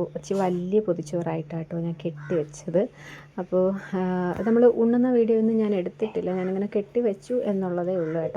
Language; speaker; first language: Malayalam; native; Malayalam